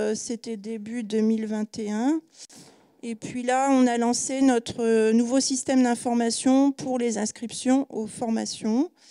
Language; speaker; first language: French; native; French